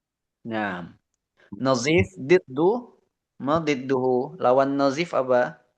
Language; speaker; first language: Arabic; non-native, fluent; Indonesian